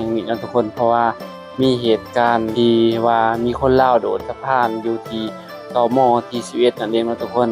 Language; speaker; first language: Thai; non-native, local second language; Lao